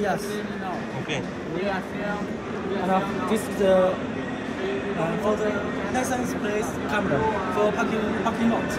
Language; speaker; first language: English; non-native, learner; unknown